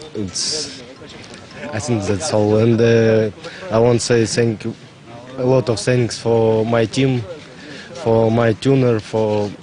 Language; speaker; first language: English; non-native, learner; Russian